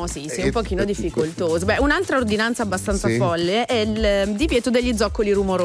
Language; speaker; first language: Italian; native; Italian